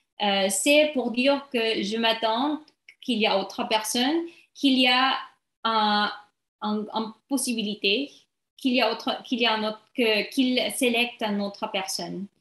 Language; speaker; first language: French; non-native, learner; English